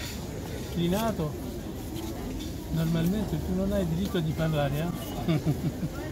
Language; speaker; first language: Italian; non-native, learner; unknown